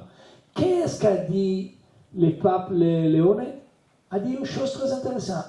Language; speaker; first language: French; non-native, learner; Italian